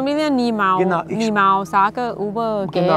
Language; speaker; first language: German; non-native, learner; Thai